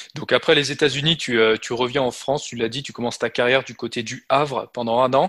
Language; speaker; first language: French; native; French